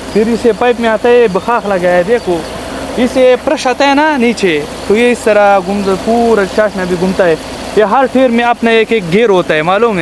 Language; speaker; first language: Hindi; non-native, fluent; Pashto